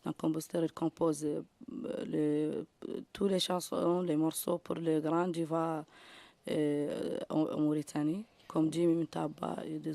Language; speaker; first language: French; non-native, learner; Arabic